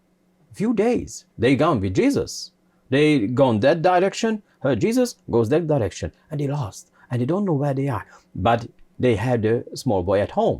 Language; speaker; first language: English; non-native, fluent; Hungarian